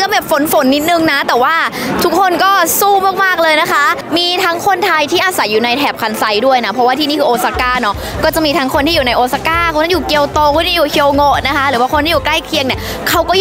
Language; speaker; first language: Thai; native; Thai